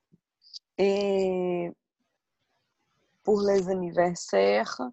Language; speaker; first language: French; non-native, learner; Portuguese